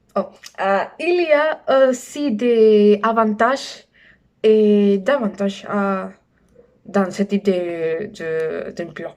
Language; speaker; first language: French; non-native, learner; Spanish